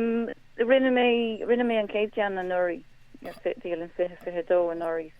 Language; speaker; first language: Irish; non-native, local second language; English